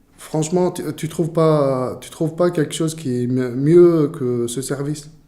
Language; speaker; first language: French; non-native, local second language; Arabic